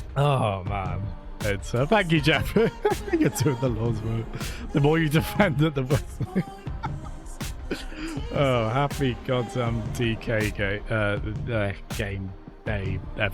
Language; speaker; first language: English; native; English